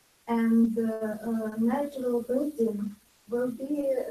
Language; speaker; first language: English; non-native, learner; Ukrainian